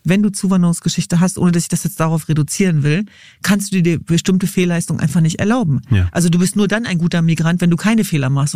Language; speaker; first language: German; early bilingual, other home language; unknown